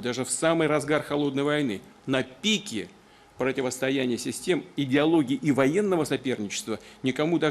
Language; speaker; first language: Russian; native; Russian